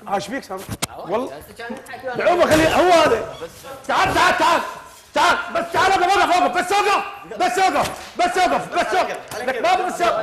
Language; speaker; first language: Arabic; native; Arabic